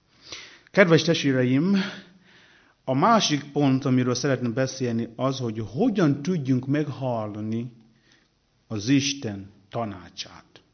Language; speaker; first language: Hungarian; non-native, learner; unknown